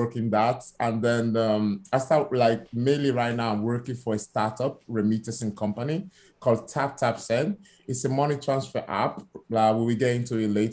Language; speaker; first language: English; non-native, fluent; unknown